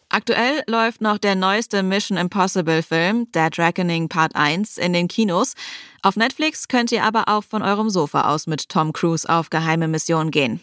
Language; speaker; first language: German; native; German